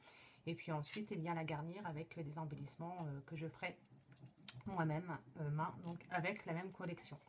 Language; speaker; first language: French; native; French